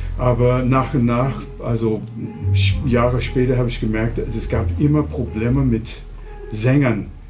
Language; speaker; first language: German; non-native, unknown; English